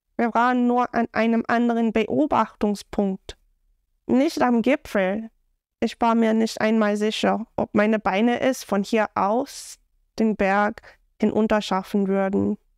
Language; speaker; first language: German; non-native, fluent; English